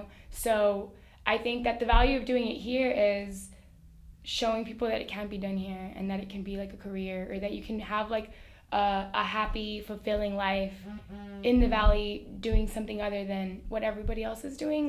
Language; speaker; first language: English; early bilingual, other home language; Spanish